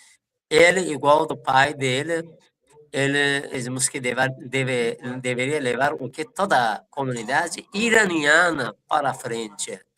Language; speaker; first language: Portuguese; non-native, fluent; Persian